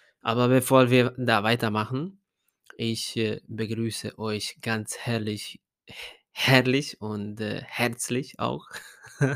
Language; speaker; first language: German; non-native, fluent; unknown